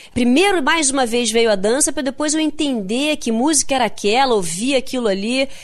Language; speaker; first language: Portuguese; native; Portuguese